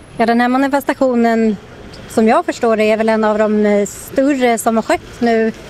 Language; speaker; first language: Swedish; native; Swedish